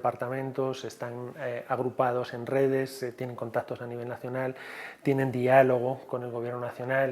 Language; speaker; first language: Spanish; native; Spanish